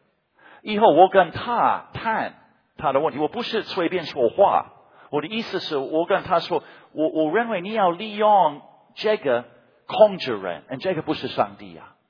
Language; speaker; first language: Chinese; non-native, fluent; English